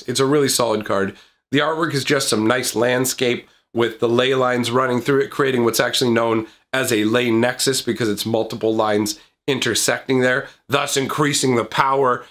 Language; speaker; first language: English; native; English